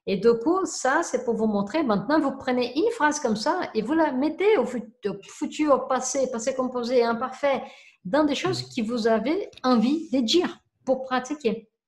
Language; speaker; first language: French; non-native, fluent; Portuguese